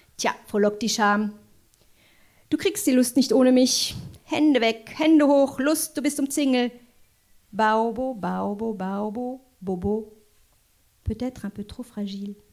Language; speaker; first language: German; non-native, local second language; French